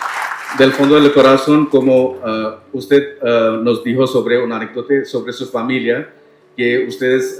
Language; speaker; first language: Spanish; non-native, learner; Tamil